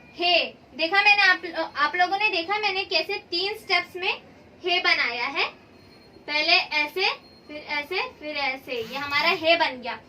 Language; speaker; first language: Hindi; native; Hindi